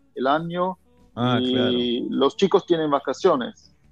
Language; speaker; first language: Spanish; non-native, fluent; German